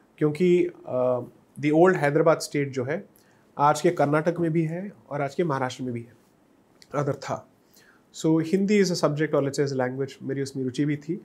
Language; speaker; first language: Hindi; non-native, local second language; Tamil